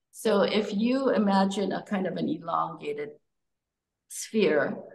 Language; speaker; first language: English; early bilingual, other home language; Korean